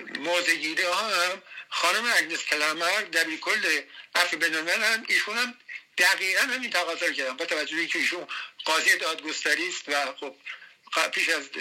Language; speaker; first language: Persian; native; Persian